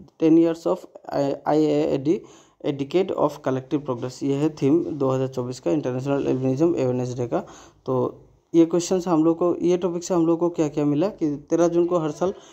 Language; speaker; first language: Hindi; non-native, local second language; Bangla